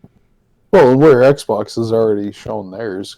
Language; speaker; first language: English; native; English